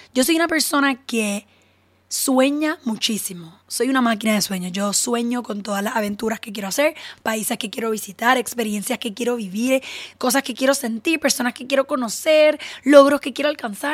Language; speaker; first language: Spanish; early bilingual, heritage; Spanish